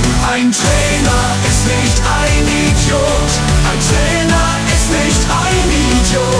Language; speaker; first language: German; non-native, learner; Italian